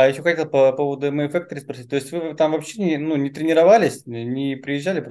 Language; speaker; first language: Russian; native; Russian